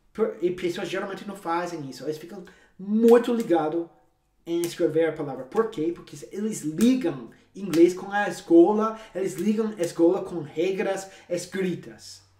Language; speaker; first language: Portuguese; non-native, fluent; English